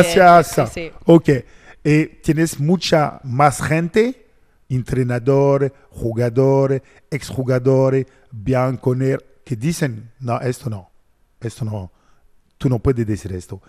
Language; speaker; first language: Spanish; non-native, learner; French